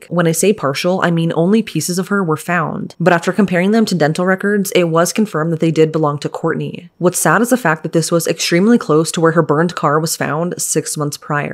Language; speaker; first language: English; native; English